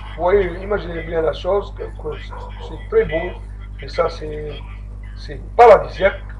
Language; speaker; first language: French; non-native, local second language; Arabic